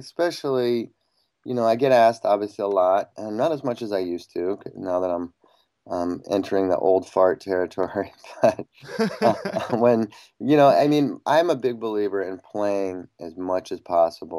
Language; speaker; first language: English; native; English